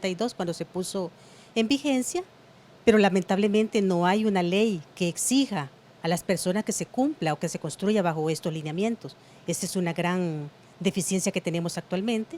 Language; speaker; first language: Spanish; native; Spanish